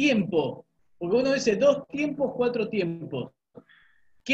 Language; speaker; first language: Spanish; native; Spanish